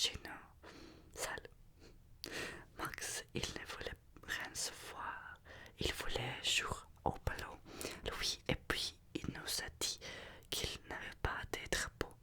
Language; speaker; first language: French; non-native, learner; Russian